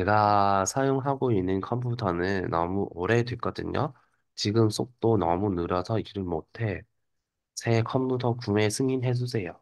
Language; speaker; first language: Korean; non-native, fluent; Vietnamese